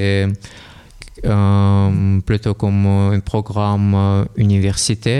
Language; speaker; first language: French; non-native, learner; Russian